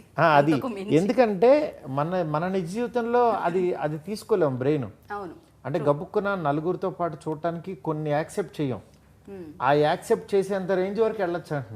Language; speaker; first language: Telugu; native; Telugu